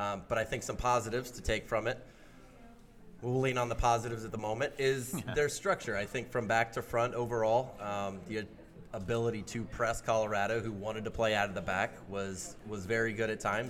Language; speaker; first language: English; native; English